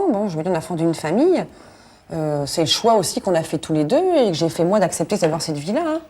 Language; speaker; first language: French; native; French